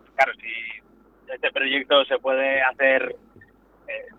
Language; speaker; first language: Spanish; native; Spanish